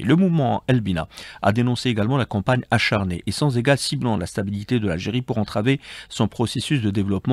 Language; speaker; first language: French; non-native, local second language; Arabic